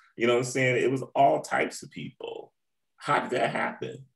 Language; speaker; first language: English; native; English